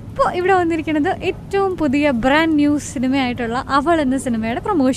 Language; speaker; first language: Malayalam; native; Malayalam